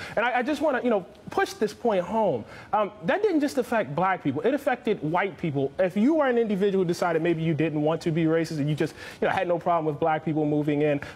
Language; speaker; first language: English; native; English